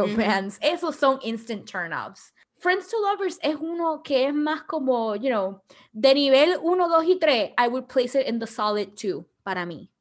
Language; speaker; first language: Spanish; early bilingual, heritage; Spanish